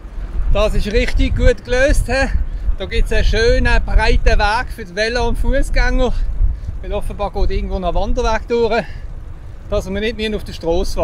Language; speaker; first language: German; native; German